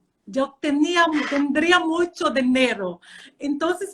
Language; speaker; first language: Spanish; non-native, fluent; Portuguese